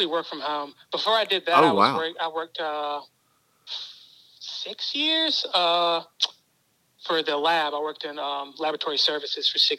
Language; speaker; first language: English; native; English